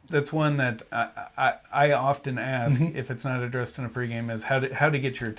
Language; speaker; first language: English; native; English